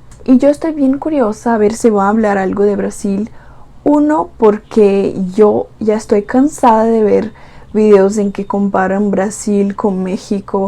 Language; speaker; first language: Spanish; non-native, fluent; Portuguese